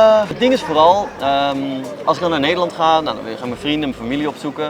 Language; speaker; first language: Dutch; native; Dutch